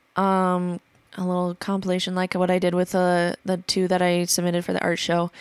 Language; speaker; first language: English; native; English